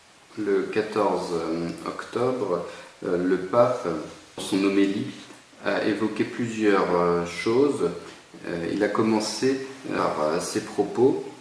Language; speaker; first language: French; native; French